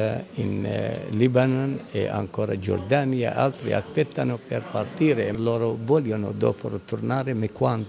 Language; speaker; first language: Italian; non-native, learner; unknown